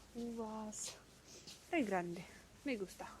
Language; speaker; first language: Spanish; non-native, learner; Russian